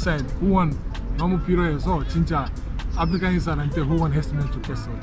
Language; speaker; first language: Korean; non-native, learner; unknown